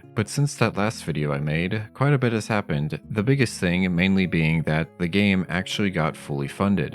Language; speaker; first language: English; native; English